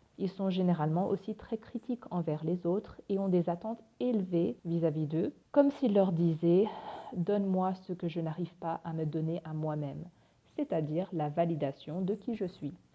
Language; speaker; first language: French; native; French